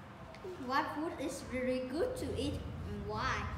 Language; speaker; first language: English; non-native, learner; Vietnamese